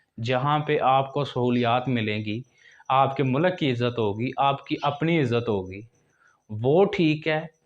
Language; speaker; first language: Urdu; non-native, local second language; Punjabi